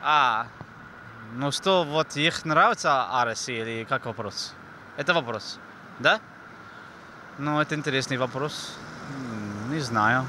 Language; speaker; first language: Russian; non-native, learner; English